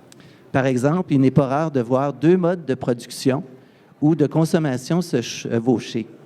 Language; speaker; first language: French; native; French